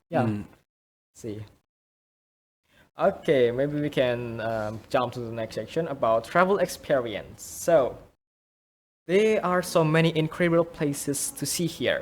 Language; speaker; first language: English; non-native, fluent; Indonesian